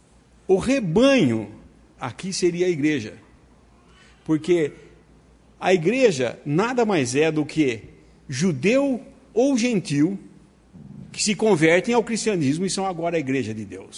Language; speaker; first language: Portuguese; native; Portuguese